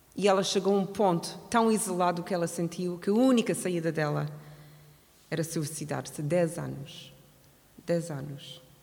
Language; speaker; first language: Portuguese; non-native, fluent; English